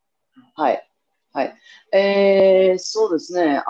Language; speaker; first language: Japanese; non-native, fluent; English